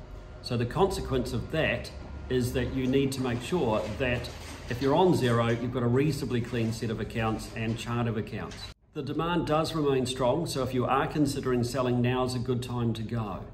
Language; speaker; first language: English; native; English